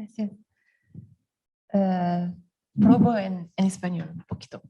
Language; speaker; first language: Spanish; non-native, learner; French